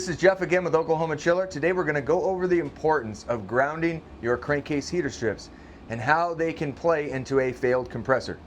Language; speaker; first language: English; native; English